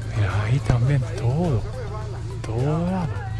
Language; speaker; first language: Spanish; non-native, learner; Japanese